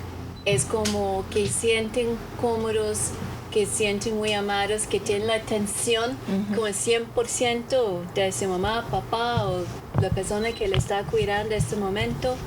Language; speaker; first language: Spanish; non-native, fluent; English